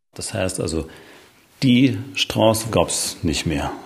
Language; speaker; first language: German; native; German